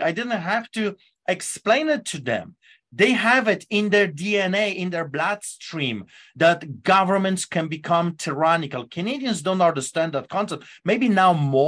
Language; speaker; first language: English; non-native, fluent; Polish